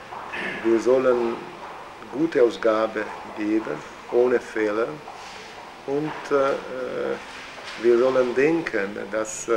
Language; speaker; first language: German; non-native, fluent; Italian